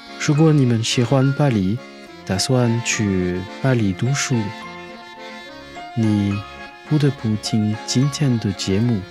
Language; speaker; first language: Chinese; non-native, learner; French